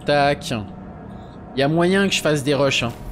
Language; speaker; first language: French; native; French